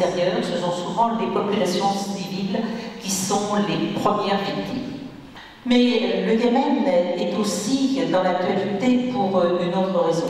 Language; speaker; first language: French; native; French